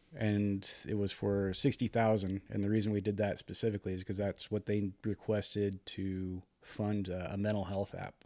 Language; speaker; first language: English; native; English